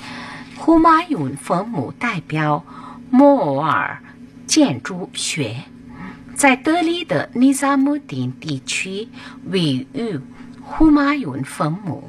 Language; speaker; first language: Chinese; non-native, learner; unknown